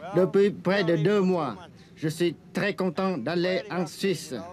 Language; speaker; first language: French; non-native, fluent; Vietnamese